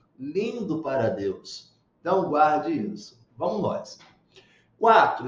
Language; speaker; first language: Portuguese; native; Portuguese